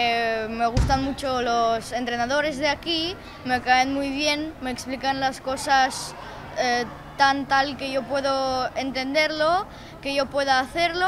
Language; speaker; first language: Spanish; non-native, learner; Ukrainian